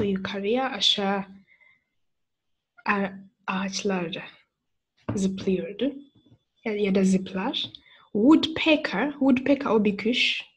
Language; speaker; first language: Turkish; non-native, fluent; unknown